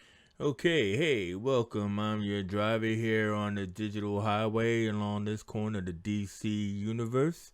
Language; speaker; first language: English; native; English